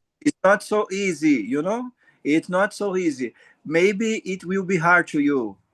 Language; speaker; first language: English; non-native, learner; Portuguese